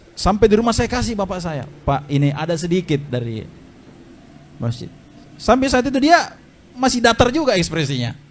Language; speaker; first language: Indonesian; native; Indonesian